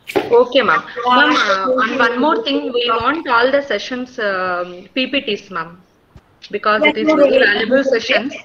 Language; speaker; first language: English; non-native, local second language; Telugu